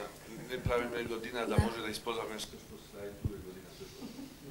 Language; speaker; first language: Bulgarian; non-native, learner; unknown